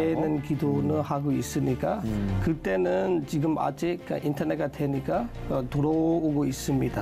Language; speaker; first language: Korean; non-native, learner; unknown